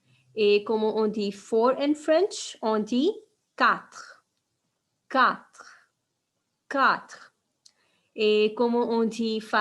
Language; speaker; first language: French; non-native, fluent; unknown